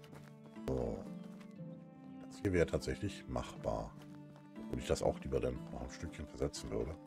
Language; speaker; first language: German; native; German